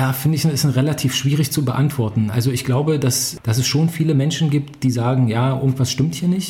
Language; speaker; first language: German; native; German